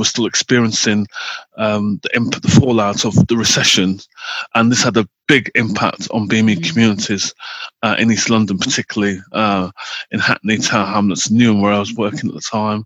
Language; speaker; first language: English; native; English